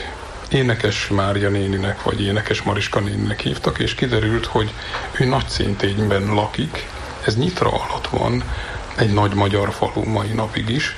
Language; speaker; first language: Hungarian; native; Hungarian